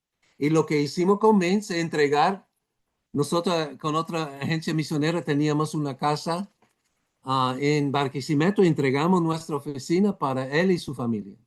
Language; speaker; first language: Spanish; non-native, fluent; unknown